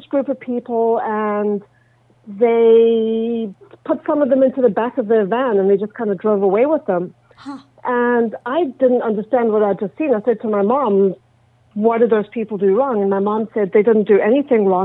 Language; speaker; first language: English; native; English